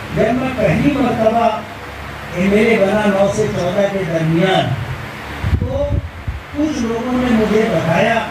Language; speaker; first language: Urdu; native; Urdu